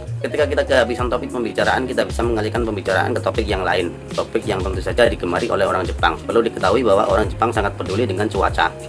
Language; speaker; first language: Indonesian; native; Indonesian